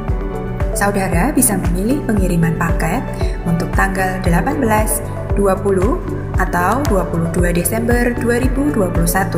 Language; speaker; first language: Indonesian; native; Indonesian